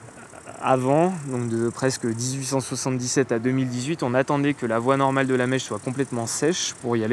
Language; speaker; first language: French; native; French